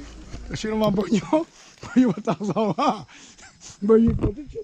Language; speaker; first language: French; non-native, local second language; Hmong